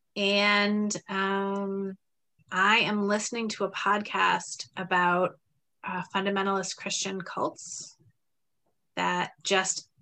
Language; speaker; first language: English; native; English